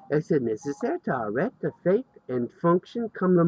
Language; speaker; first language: French; non-native, learner; English